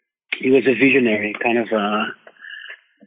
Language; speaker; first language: English; non-native, fluent; Hebrew